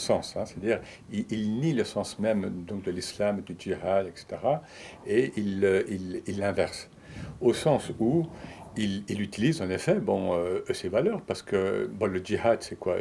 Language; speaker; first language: French; native; French